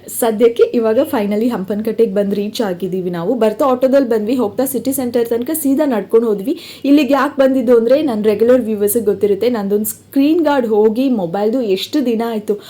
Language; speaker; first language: Kannada; non-native, local second language; Tulu